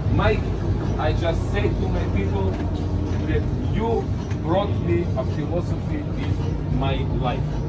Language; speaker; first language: English; non-native, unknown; Macedonian